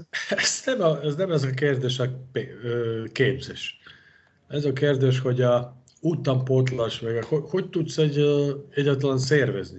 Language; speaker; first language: Hungarian; non-native, fluent; Serbian